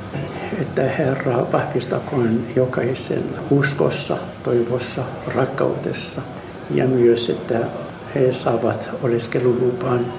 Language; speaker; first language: Finnish; non-native, fluent; Arabic